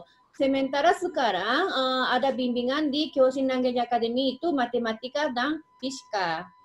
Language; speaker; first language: Indonesian; non-native, fluent; Japanese